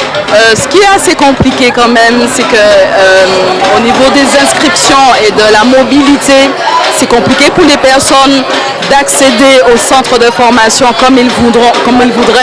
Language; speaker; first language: French; native; French